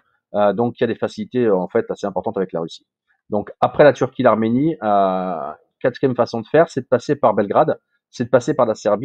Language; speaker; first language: French; native; French